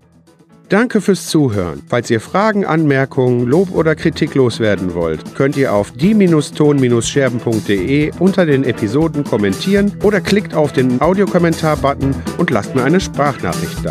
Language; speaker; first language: German; native; German